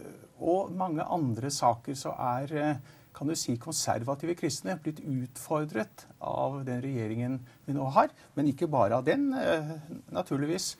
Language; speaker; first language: Norwegian; native; Norwegian